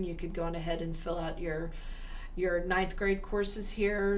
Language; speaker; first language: English; native; English